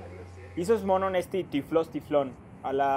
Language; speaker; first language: Greek; non-native, fluent; Spanish